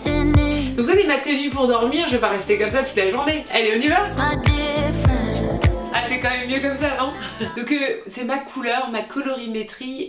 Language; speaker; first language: French; native; French